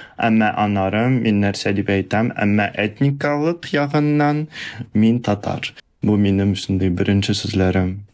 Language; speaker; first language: Tatar; early bilingual, heritage; Russian